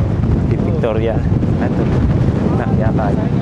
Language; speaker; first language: Filipino; native; Filipino